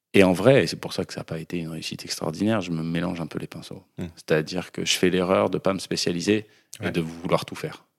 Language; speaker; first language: French; native; French